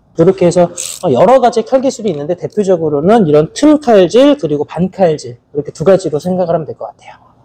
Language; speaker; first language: Korean; native; Korean